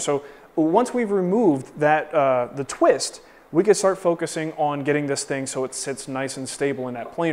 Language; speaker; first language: English; native; English